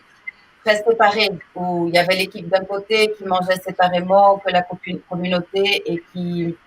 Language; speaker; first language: French; non-native, fluent; Portuguese